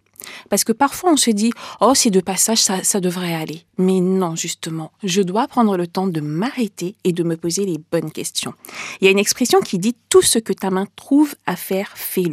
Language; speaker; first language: French; native; French